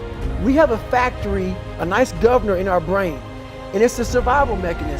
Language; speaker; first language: English; native; English